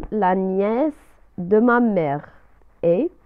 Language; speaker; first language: French; non-native, local second language; Arabic